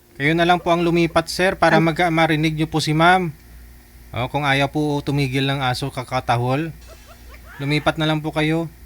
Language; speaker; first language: Filipino; native; Filipino